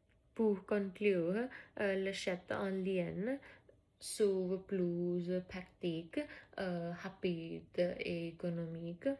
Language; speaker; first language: French; non-native, learner; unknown